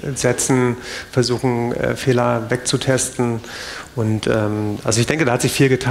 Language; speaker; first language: German; native; German